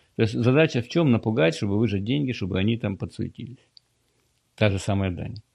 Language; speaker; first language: Russian; native; Russian